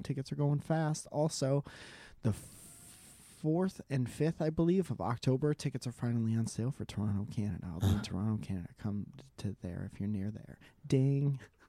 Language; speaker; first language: English; native; English